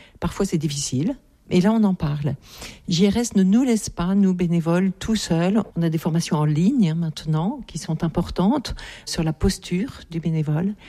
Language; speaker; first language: French; native; French